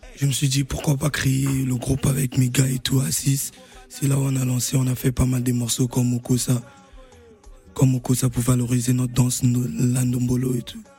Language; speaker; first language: French; non-native, local second language; Lingala